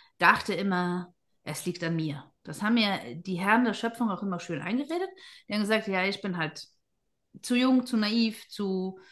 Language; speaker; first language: German; native; German